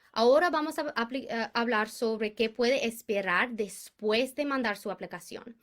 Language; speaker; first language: Spanish; non-native, fluent; English